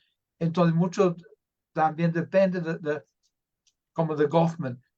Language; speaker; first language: Spanish; non-native, fluent; English